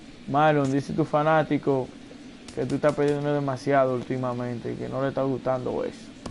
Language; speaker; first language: Spanish; early bilingual, heritage; Spanish